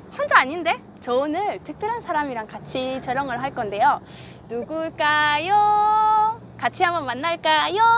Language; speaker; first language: Korean; non-native, fluent; German